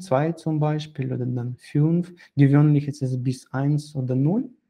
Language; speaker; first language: German; non-native, fluent; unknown